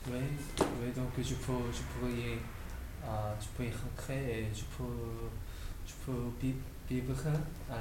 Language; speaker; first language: French; non-native, learner; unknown